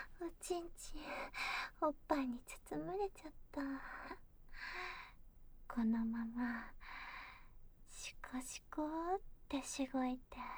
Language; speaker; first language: Japanese; native; Japanese